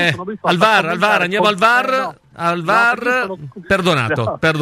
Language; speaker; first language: Italian; native; Italian